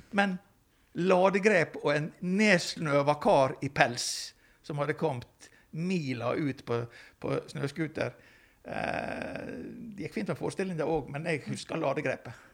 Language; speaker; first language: Norwegian; native; Norwegian